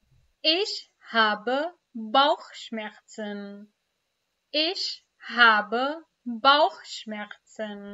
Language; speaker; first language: German; non-native, fluent; Urdu